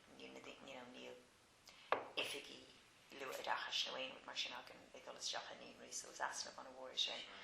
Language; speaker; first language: Irish; non-native, local second language; English